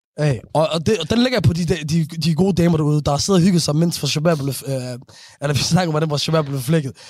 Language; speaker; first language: Danish; early bilingual, other home language; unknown